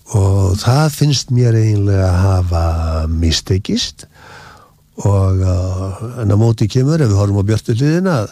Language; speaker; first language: Icelandic; native; Icelandic